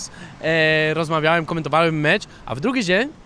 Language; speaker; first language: Polish; non-native, fluent; Catalan